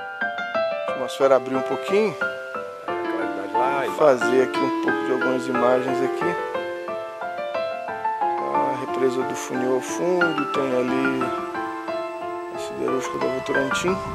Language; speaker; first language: Portuguese; native; Portuguese